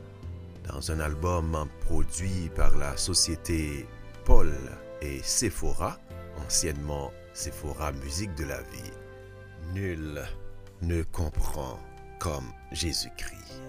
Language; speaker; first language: French; native; French